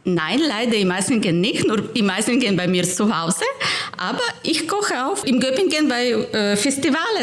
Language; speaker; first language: German; non-native, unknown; Ukrainian